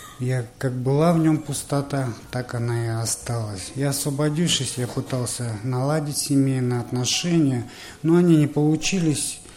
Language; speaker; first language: Russian; native; Russian